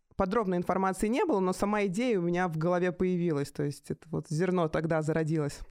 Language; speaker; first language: Russian; native; Russian